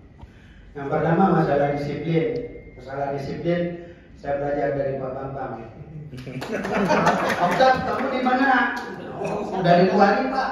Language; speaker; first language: Indonesian; native; Indonesian